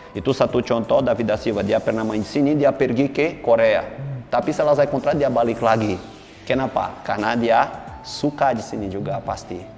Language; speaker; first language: Indonesian; non-native, fluent; Portuguese